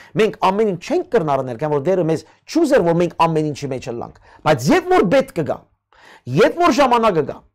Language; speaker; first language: Armenian; early bilingual, heritage; Armenian